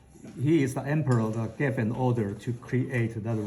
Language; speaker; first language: English; non-native, fluent; Chinese